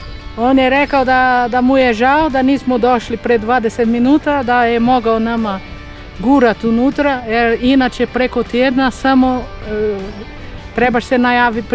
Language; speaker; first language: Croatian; non-native, learner; Portuguese